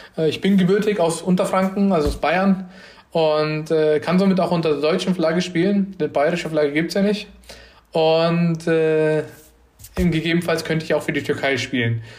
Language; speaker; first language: German; early bilingual, other home language; Turkish